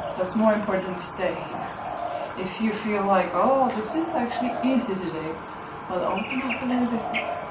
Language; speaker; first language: English; non-native, fluent; Swedish